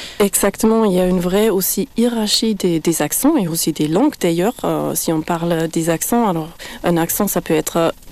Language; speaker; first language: French; non-native, fluent; German